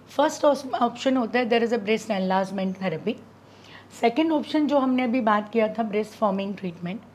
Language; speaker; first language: Hindi; native; Hindi